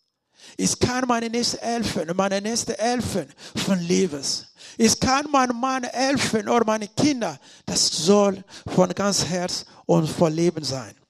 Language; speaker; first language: German; non-native, learner; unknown